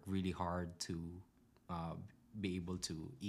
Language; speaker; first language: English; non-native, local second language; Filipino